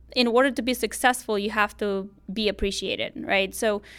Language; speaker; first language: English; non-native, fluent; Romanian